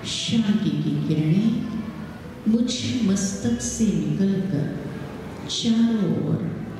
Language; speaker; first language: Hindi; non-native, local second language; Marathi